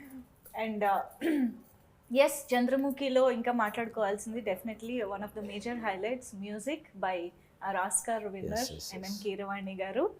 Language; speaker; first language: Telugu; native; Telugu